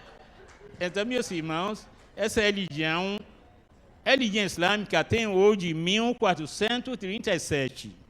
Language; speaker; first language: Portuguese; non-native, learner; Arabic